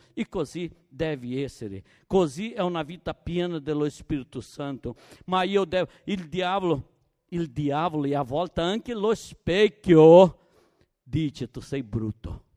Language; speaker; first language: Italian; non-native, fluent; Portuguese